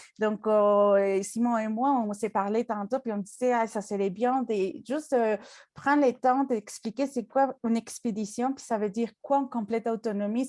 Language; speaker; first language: French; non-native, fluent; Spanish